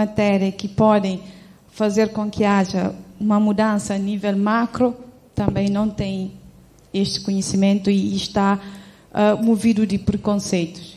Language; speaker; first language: Portuguese; non-native, local second language; Kabuverdianu